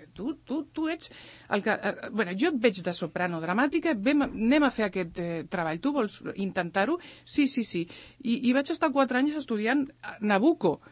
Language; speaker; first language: Catalan; early bilingual, other home language; Spanish